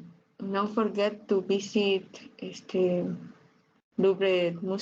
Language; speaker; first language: English; non-native, learner; Spanish